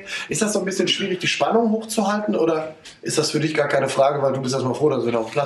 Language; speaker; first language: German; native; German